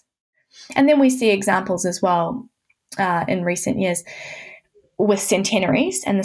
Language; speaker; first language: English; native; English